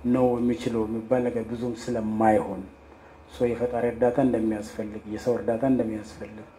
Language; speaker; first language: Amharic; non-native, local second language; Oromo